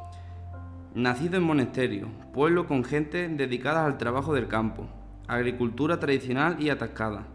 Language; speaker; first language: Spanish; native; Spanish